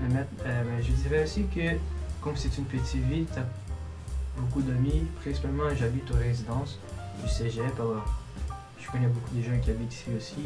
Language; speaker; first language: French; non-native, fluent; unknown